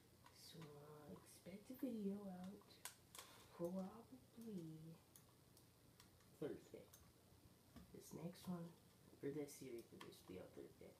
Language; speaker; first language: English; native; English